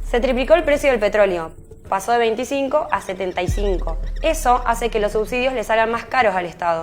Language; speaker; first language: Spanish; native; Spanish